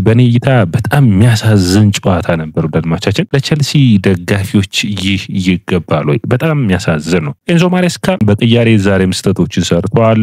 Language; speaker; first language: Amharic; native; Amharic